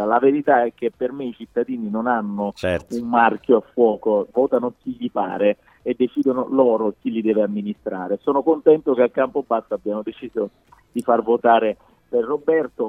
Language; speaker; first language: Italian; native; Italian